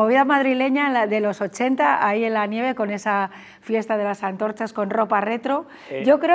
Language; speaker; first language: Spanish; native; Spanish